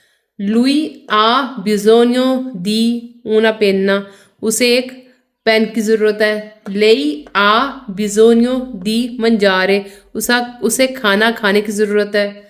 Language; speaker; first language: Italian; non-native, fluent; Urdu